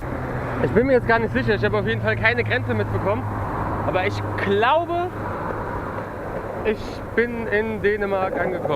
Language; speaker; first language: German; native; German